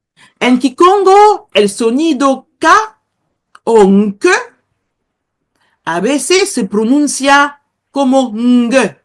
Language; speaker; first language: Spanish; non-native, fluent; Kongo